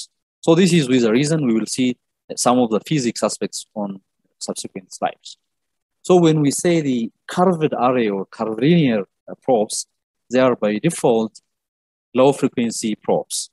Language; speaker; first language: English; non-native, local second language; Amharic